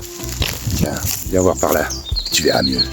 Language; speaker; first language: French; native; French